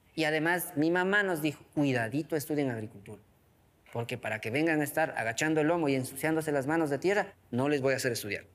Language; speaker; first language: Spanish; non-native, local second language; Quechua